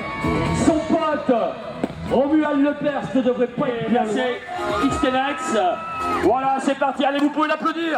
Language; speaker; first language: French; native; French